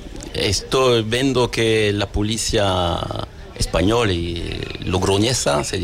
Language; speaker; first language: Spanish; non-native, learner; French